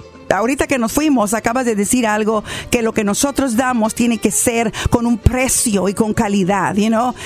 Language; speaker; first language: Spanish; native; Spanish